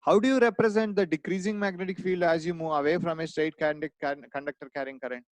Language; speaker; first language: English; non-native, local second language; Kannada